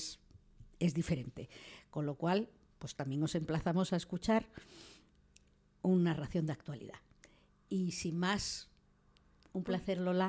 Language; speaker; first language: Spanish; native; Spanish